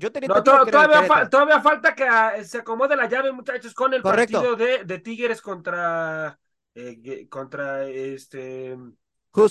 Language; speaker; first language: Spanish; native; Spanish